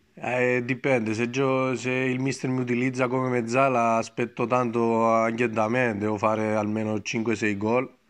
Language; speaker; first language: Italian; non-native, fluent; Greek